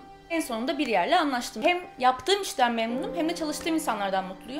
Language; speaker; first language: Turkish; native; Turkish